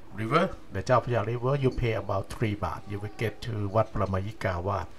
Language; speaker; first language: English; non-native, fluent; Thai